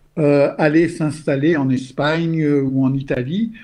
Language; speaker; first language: French; non-native, fluent; English